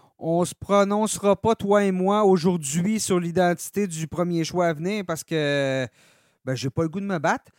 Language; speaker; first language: French; native; French